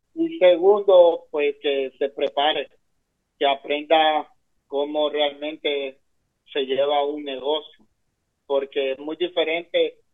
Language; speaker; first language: Spanish; native; Spanish